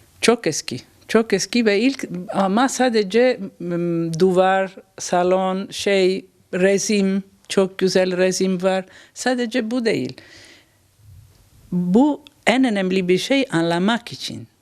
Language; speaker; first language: Turkish; non-native, learner; Italian